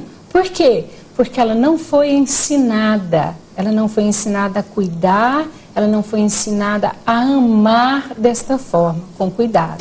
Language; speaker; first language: Portuguese; native; Portuguese